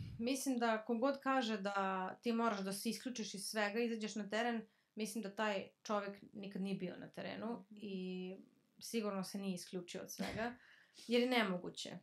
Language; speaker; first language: Croatian; early bilingual, heritage; Serbian